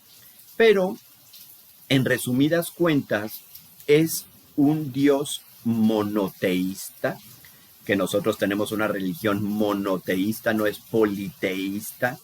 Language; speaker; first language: Spanish; native; Spanish